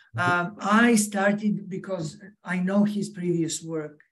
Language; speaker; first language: English; non-native, fluent; Serbian